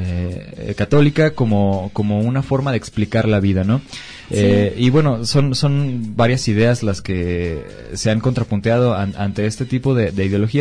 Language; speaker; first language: Spanish; native; Spanish